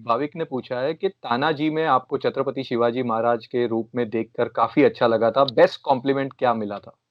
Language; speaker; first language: Hindi; native; Hindi